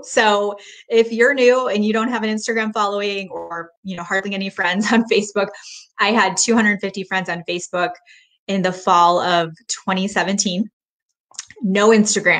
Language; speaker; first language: English; native; English